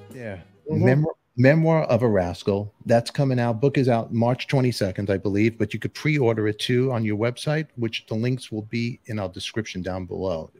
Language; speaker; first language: English; native; English